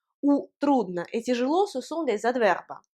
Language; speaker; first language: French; non-native, fluent; Russian